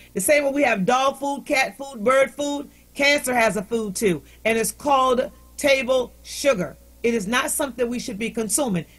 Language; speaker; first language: English; native; English